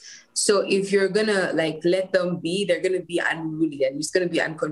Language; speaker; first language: English; non-native, local second language; Ganda